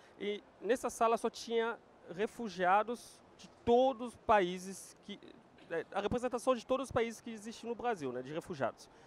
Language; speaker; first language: Portuguese; non-native, fluent; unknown